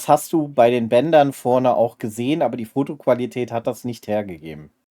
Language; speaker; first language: German; native; German